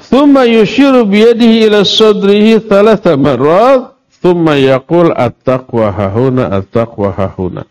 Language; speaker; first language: Indonesian; non-native, local second language; Sundanese